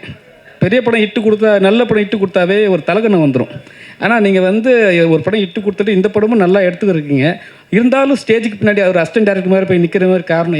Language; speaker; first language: Tamil; native; Tamil